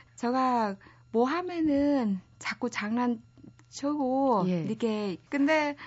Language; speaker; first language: Korean; non-native, learner; Vietnamese